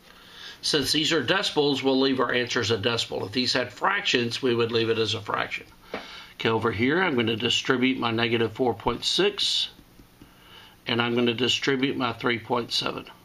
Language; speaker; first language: English; native; English